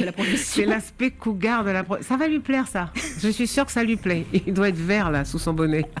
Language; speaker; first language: French; native; French